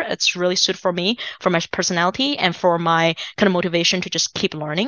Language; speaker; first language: English; non-native, fluent; Chinese